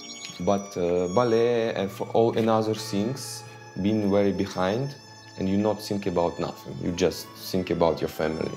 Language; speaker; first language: English; non-native, learner; Ukrainian